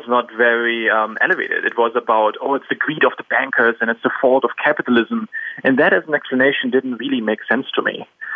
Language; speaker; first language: English; non-native, fluent; German